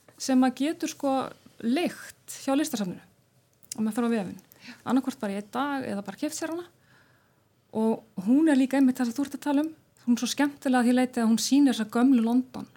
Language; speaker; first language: Icelandic; native; Icelandic